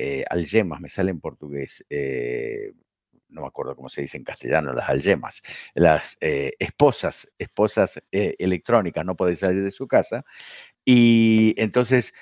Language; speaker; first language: Spanish; native; Spanish